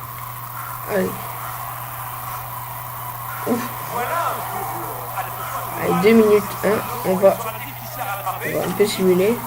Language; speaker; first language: French; native; French